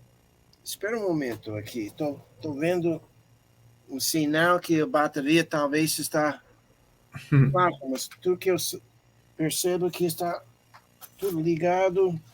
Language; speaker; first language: Portuguese; non-native, fluent; English